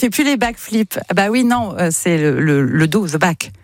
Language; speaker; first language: French; native; French